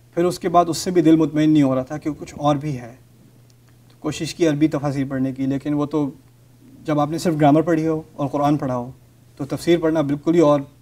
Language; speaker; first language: Urdu; native; Urdu